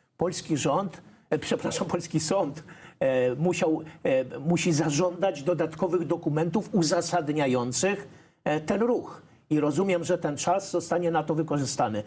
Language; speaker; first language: Polish; native; Polish